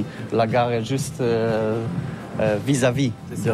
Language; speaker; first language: French; non-native, learner; Polish